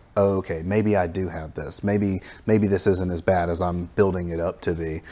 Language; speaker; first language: English; native; English